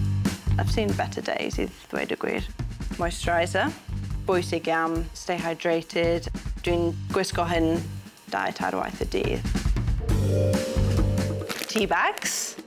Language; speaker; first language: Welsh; non-native, local second language; English